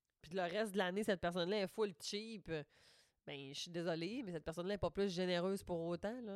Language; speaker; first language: French; native; French